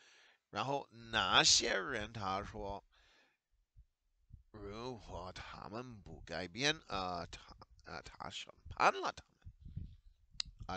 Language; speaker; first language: Chinese; non-native, fluent; English